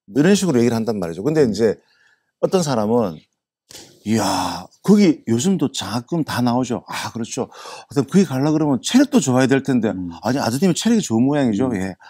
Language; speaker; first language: Korean; native; Korean